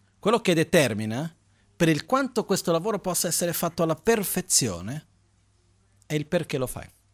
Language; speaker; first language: Italian; non-native, fluent; Portuguese